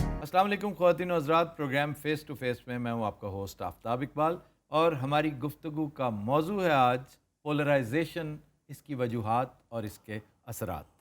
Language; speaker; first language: Urdu; non-native, local second language; Punjabi